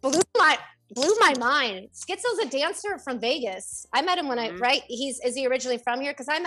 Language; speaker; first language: English; native; English